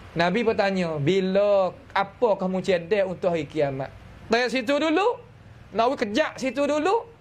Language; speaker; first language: Malay; native; Malay